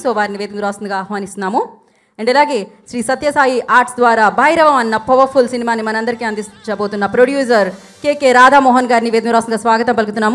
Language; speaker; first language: Telugu; native; Telugu